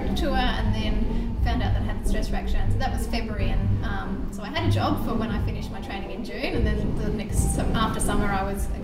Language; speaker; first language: English; native; English